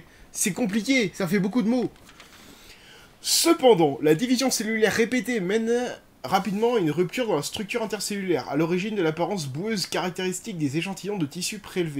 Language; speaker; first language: French; native; French